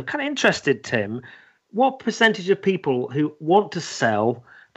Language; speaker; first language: English; native; English